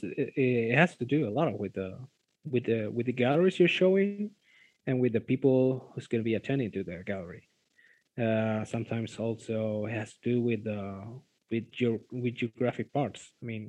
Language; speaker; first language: English; non-native, fluent; Spanish